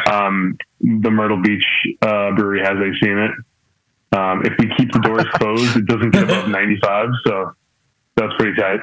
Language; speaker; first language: English; native; English